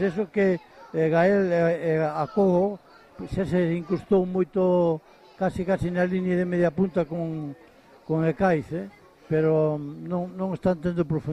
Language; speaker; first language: Spanish; non-native, local second language; Galician